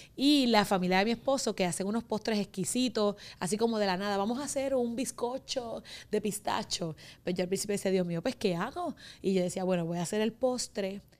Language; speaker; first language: Spanish; native; Spanish